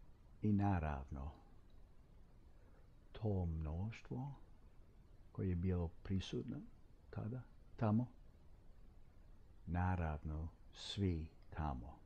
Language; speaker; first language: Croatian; non-native, fluent; English